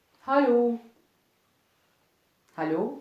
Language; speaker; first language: German; non-native, fluent; Turkish